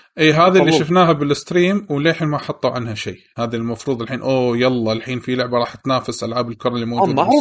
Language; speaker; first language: Arabic; native; Arabic